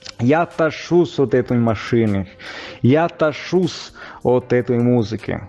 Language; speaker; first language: Russian; non-native, fluent; Italian